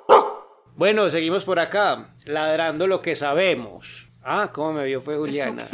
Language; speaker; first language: Spanish; native; Spanish